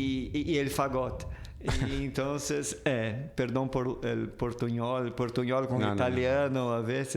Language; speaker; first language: Spanish; non-native, fluent; Portuguese